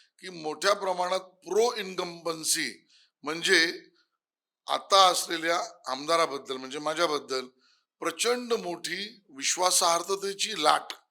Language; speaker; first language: Marathi; native; Marathi